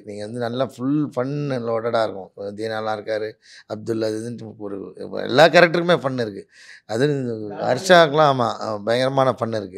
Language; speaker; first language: Tamil; native; Tamil